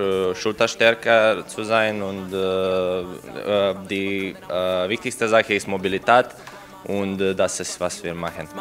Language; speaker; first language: German; non-native, learner; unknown